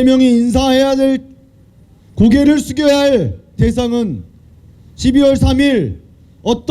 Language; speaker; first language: Korean; native; Korean